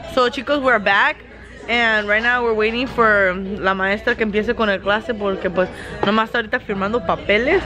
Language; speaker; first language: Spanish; early bilingual, heritage; Spanish